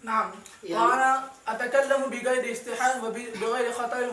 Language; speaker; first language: Arabic; non-native, learner; Urdu